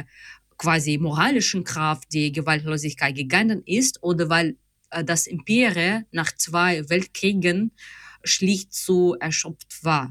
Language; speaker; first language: German; non-native, fluent; Ukrainian